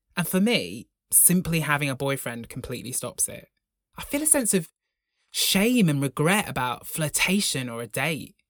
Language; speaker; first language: English; native; English